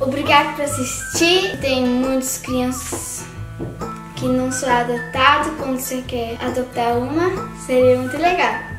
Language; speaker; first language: Portuguese; early bilingual, heritage; Portuguese